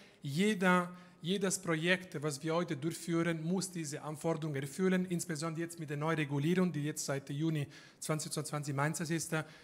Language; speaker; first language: German; non-native, fluent; Italian